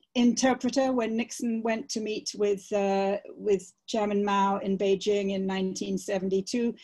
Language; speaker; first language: English; native; English